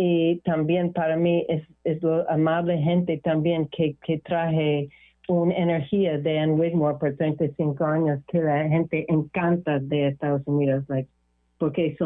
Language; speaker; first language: Spanish; non-native, learner; English